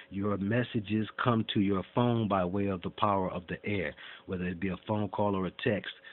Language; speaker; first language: English; native; English